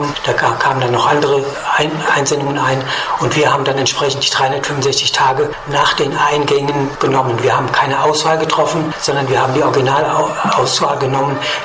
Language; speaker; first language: German; native; German